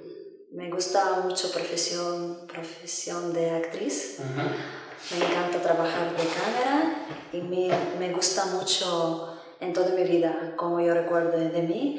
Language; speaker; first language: Spanish; non-native, learner; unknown